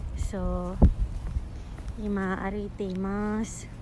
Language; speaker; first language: Japanese; non-native, learner; Filipino